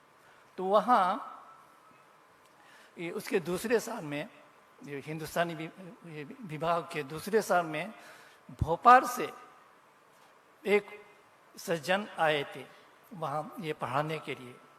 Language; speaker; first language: Hindi; non-native, fluent; Japanese